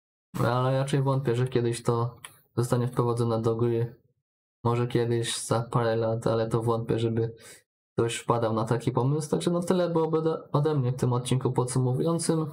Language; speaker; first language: Polish; native; Polish